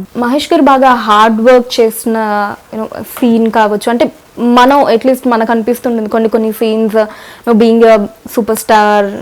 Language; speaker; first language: Telugu; native; Telugu